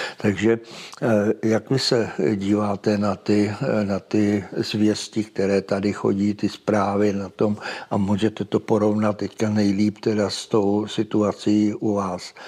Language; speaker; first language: Czech; native; Czech